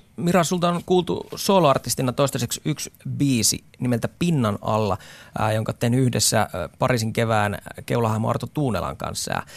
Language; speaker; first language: Finnish; native; Finnish